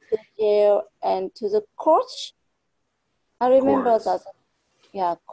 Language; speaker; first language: English; non-native, fluent; Vietnamese